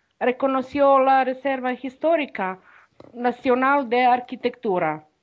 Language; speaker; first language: Spanish; non-native, learner; Ukrainian